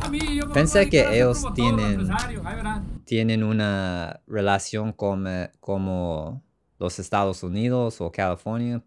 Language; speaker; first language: Spanish; non-native, learner; English